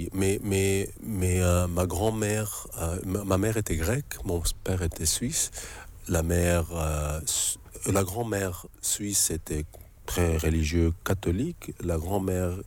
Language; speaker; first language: French; native; French